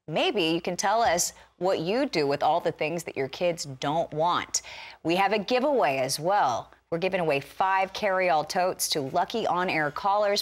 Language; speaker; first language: English; native; English